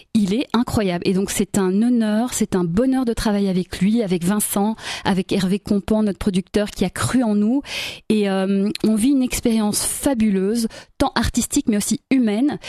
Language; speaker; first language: French; native; French